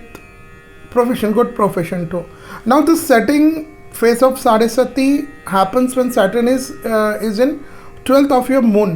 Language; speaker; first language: English; non-native, local second language; Hindi